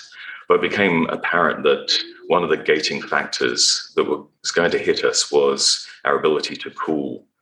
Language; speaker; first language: English; native; English